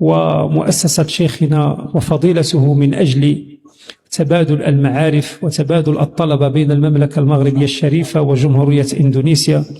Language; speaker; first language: Arabic; native; Arabic